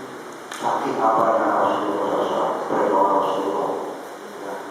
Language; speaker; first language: Indonesian; native; Indonesian